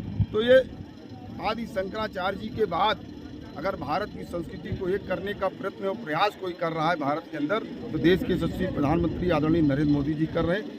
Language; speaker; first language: Hindi; native; Hindi